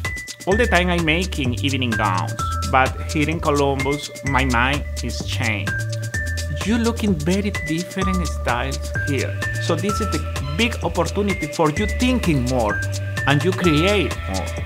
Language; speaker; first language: English; non-native, learner; Spanish